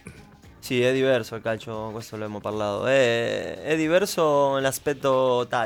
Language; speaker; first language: Italian; non-native, learner; Spanish